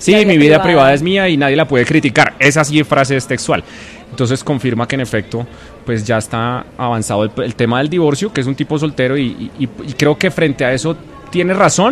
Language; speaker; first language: Spanish; native; Spanish